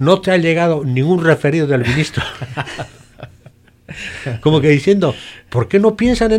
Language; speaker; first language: Spanish; native; Spanish